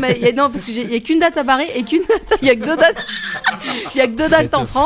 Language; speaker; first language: French; native; French